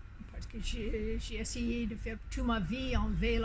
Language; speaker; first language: French; non-native, fluent; English